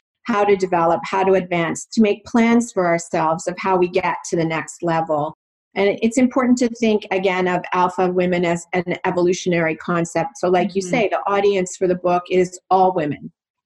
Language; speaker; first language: English; native; English